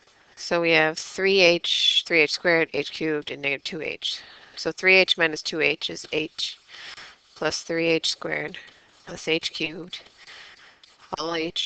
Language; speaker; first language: English; native; English